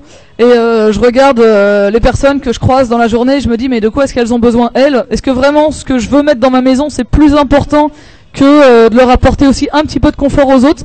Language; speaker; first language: French; native; French